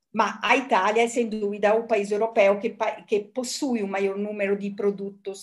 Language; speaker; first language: Portuguese; non-native, fluent; Italian